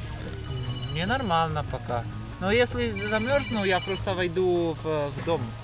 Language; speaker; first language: Russian; non-native, learner; Italian